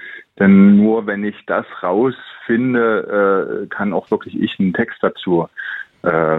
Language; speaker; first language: German; native; German